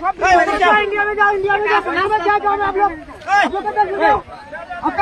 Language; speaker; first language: Hindi; non-native, learner; Bangla